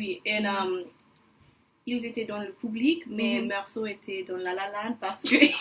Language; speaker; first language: French; non-native, learner; English